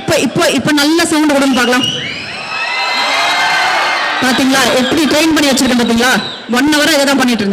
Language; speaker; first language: Tamil; native; Tamil